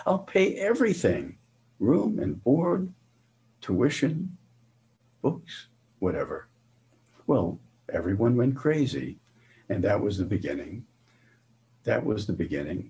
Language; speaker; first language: English; native; English